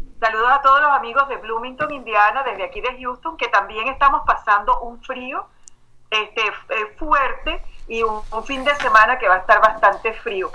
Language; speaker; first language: Spanish; native; Spanish